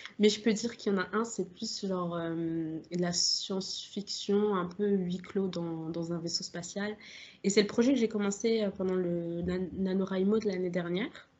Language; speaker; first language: French; native; French